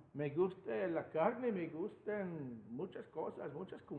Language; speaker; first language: Spanish; non-native, fluent; English